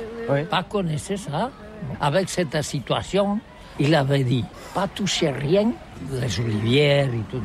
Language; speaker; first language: French; non-native, learner; Catalan